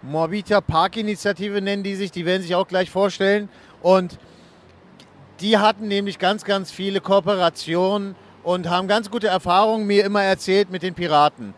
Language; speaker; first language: German; early bilingual, other home language; Turkish